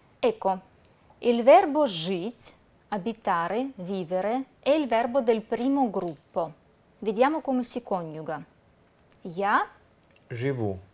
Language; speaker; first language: Italian; non-native, fluent; Russian